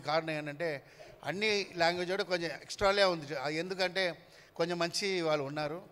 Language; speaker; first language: Telugu; non-native, fluent; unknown